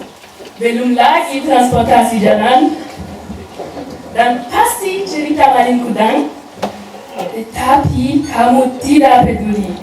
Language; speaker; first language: Indonesian; non-native, learner; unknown